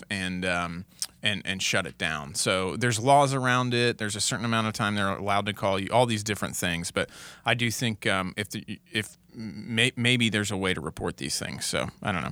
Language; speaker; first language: English; native; English